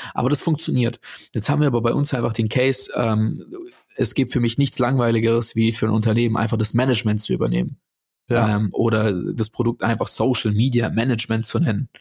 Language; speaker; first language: German; native; German